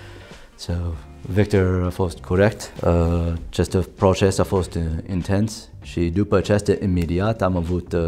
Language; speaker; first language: Romanian; non-native, learner; English